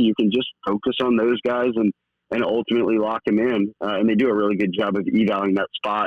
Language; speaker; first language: English; native; English